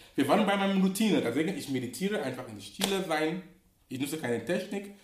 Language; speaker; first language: German; non-native, fluent; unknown